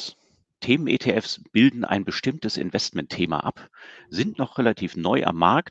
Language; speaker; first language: German; native; German